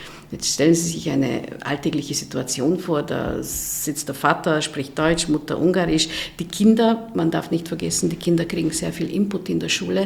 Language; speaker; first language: German; non-native, fluent; Hungarian